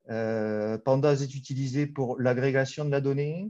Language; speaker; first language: French; native; French